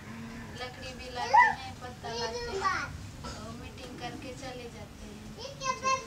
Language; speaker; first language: Hindi; non-native, local second language; Gondi